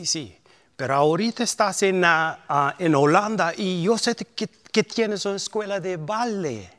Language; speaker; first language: Spanish; non-native, fluent; Papiamento